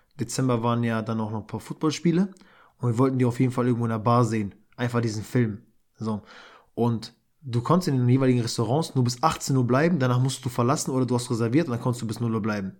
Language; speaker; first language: German; early bilingual, other home language; Albanian